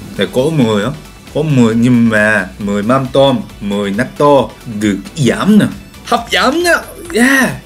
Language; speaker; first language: Vietnamese; non-native, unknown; Japanese